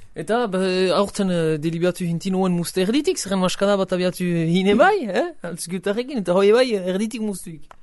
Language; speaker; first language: Basque; native; Basque